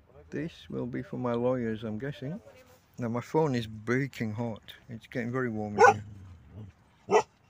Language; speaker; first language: English; native; English